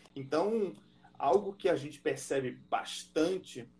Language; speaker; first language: Portuguese; native; Portuguese